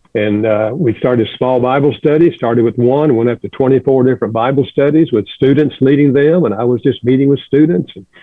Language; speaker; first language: English; native; English